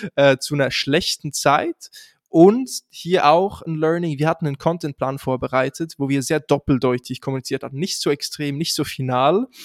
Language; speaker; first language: German; native; German